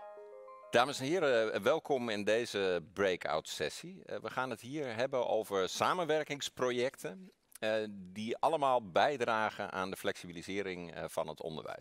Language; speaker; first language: Dutch; native; Dutch